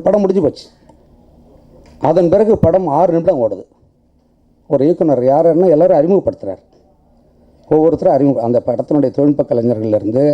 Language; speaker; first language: Tamil; native; Tamil